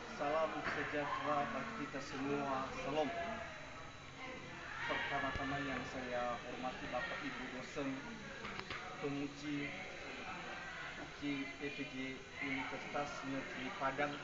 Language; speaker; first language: Indonesian; non-native, local second language; Nias